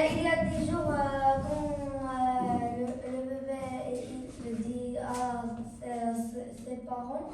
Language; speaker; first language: French; non-native, learner; Arabic